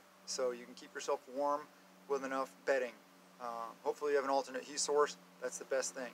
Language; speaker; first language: English; native; English